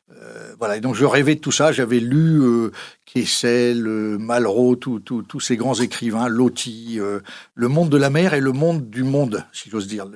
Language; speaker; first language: French; native; French